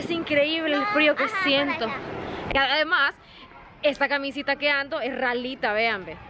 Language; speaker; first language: Spanish; native; Spanish